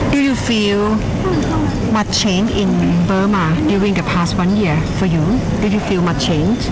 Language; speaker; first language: English; non-native, fluent; Thai